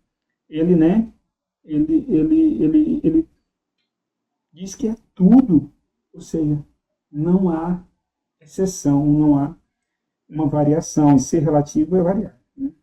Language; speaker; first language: Portuguese; native; Portuguese